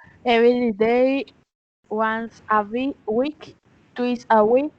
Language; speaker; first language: English; non-native, learner; Spanish